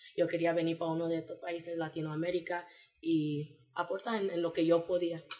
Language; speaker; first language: Spanish; early bilingual, heritage; Spanish